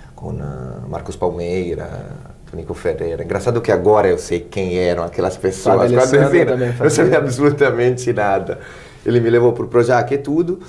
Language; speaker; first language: Portuguese; non-native, fluent; Italian